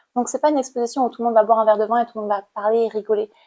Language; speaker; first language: French; non-native, fluent; Khmer